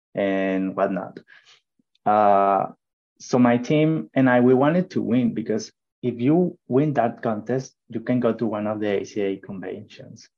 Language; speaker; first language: English; non-native, fluent; Spanish